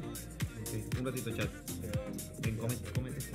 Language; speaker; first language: Spanish; native; Spanish